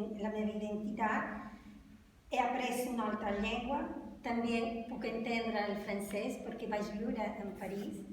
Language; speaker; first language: Catalan; non-native, fluent; Spanish